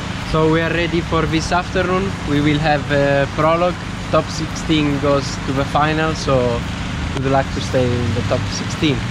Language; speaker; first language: English; non-native, fluent; Italian